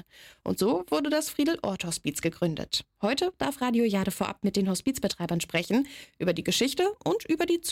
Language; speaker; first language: German; native; German